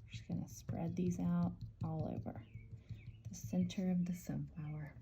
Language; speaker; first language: English; native; English